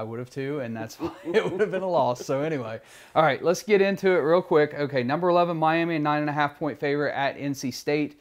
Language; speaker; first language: English; native; English